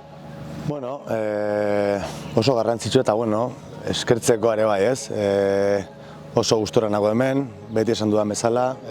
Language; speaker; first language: Basque; non-native, local second language; Spanish